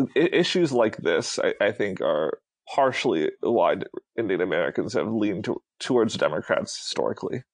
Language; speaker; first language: English; early bilingual, other home language; Hindi